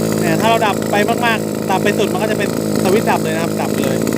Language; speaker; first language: Thai; native; Thai